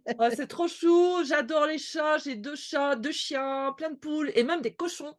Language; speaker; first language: French; native; French